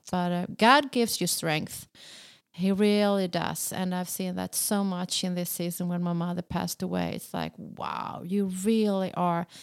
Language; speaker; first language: English; non-native, fluent; Swedish